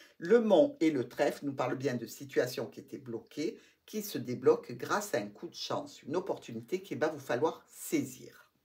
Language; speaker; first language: French; native; French